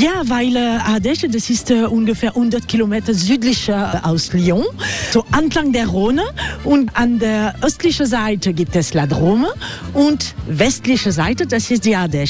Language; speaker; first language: German; non-native, learner; French